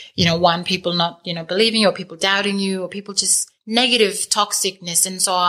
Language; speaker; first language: English; native; English